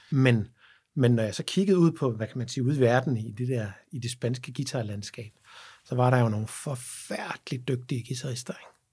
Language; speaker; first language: Danish; native; Danish